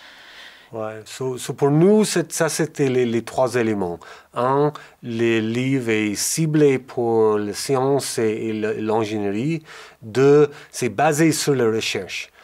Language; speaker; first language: French; non-native, fluent; English